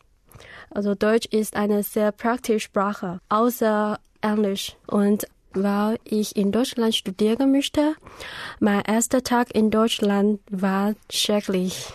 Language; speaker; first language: German; non-native, learner; Chinese